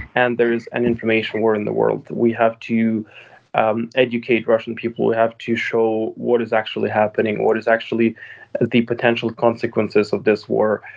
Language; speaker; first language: English; non-native, fluent; Ukrainian